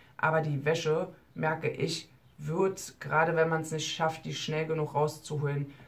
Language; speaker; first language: German; native; German